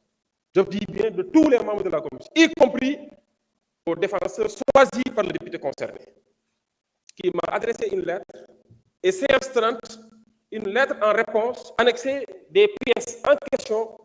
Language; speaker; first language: French; non-native, local second language; Wolof